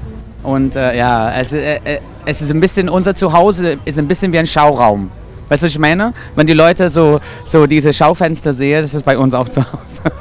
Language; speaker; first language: German; non-native, fluent; English